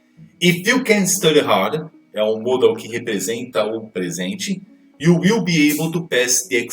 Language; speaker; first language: English; non-native, fluent; Portuguese